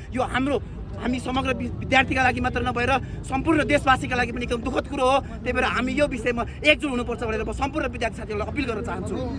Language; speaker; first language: Nepali; native; Nepali